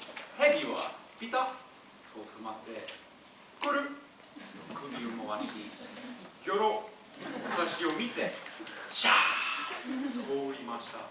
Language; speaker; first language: Japanese; non-native, learner; English